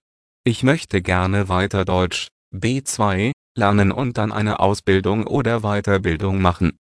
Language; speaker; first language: German; non-native, learner; Bulgarian